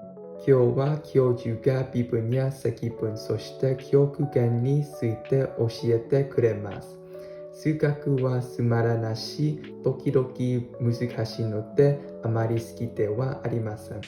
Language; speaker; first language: Japanese; non-native, learner; English